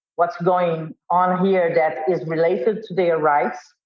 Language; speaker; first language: English; non-native, fluent; Portuguese